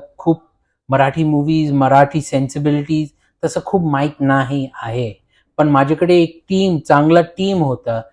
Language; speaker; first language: Marathi; early bilingual, heritage; Marathi